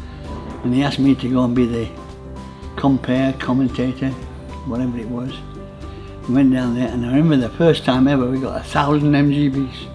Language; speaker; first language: English; native; English